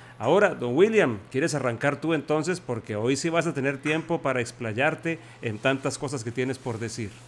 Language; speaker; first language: Spanish; native; Spanish